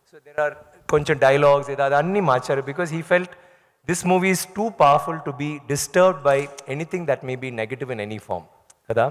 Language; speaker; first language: Telugu; non-native, learner; Tamil